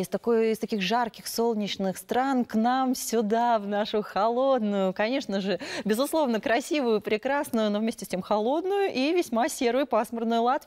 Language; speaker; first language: Russian; native; Russian